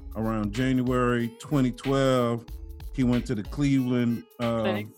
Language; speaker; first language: English; native; English